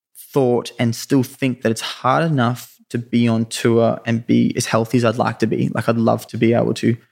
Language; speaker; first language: English; native; English